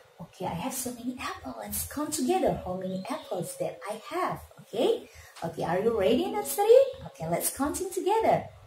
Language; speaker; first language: English; non-native, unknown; Indonesian